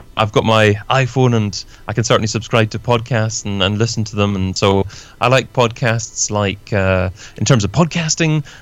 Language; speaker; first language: English; native; English